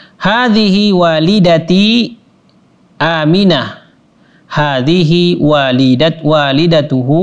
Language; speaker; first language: Arabic; non-native, fluent; Indonesian